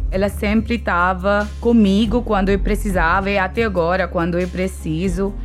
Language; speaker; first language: Portuguese; non-native, learner; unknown